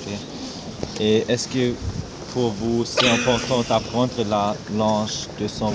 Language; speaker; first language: French; non-native, learner; German